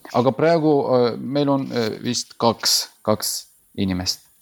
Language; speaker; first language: Estonian; non-native, learner; Turkish